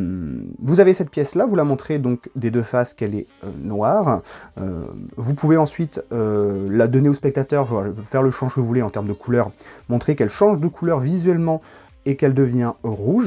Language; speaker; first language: French; native; French